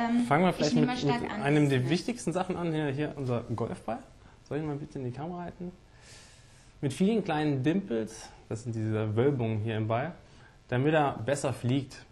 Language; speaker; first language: German; native; German